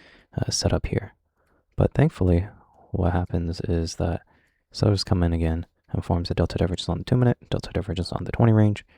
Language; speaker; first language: English; native; English